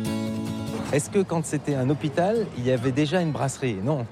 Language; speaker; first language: French; native; French